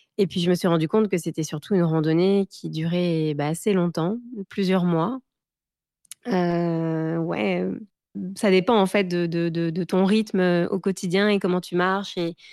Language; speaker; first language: French; native; French